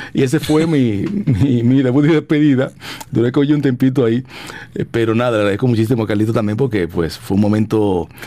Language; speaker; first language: Spanish; native; Spanish